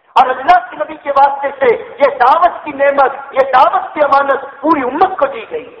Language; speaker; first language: Urdu; native; Urdu